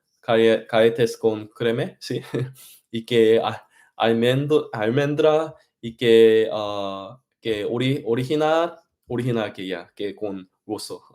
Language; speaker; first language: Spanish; non-native, learner; Korean